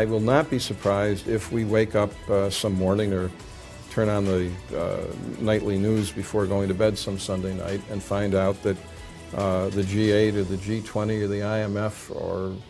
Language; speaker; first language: English; native; English